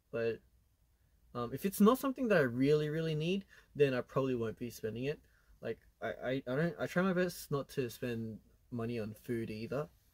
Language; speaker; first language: English; early bilingual, other home language; Korean